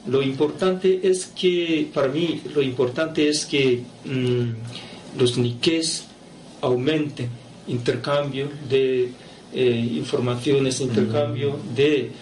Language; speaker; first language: Spanish; non-native, fluent; Japanese